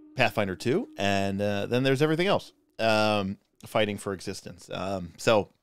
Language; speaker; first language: English; native; English